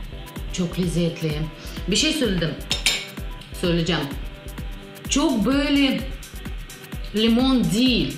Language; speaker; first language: Turkish; non-native, learner; Russian